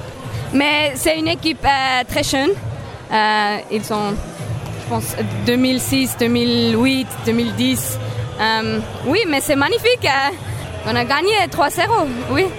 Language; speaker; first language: French; non-native, local second language; German